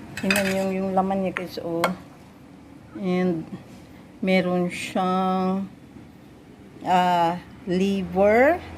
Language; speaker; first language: Filipino; non-native, local second language; Cebuano